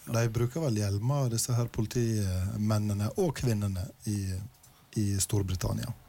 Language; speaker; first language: Norwegian; native; Norwegian